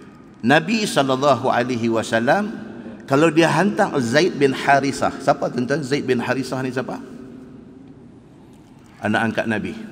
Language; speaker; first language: Malay; native; Malay